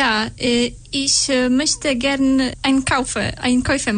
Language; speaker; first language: German; non-native, learner; Polish